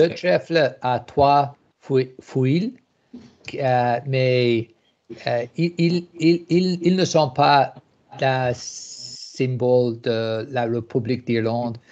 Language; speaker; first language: French; non-native, learner; English